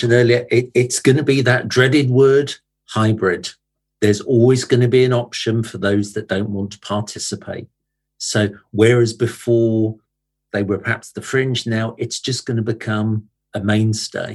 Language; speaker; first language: English; native; English